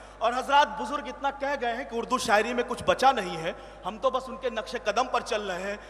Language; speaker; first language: Urdu; non-native, local second language; Hindi